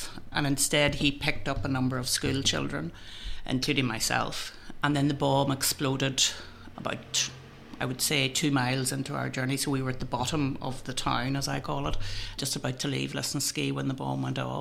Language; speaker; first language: English; native; English